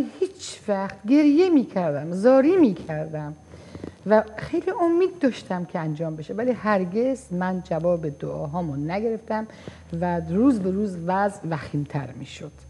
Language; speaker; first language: Persian; non-native, fluent; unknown